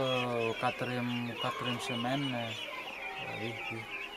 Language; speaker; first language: French; non-native, local second language; Malagasy